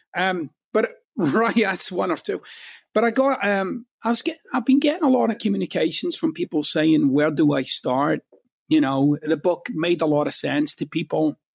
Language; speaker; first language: English; native; English